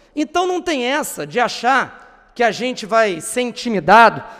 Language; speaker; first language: Portuguese; native; Portuguese